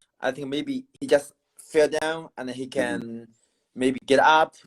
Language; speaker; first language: English; non-native, learner; Chinese